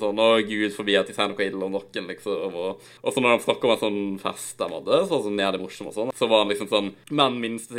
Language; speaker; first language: Norwegian; native; Norwegian